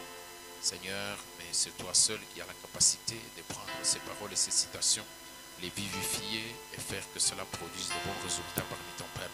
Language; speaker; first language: French; non-native, local second language; Swahili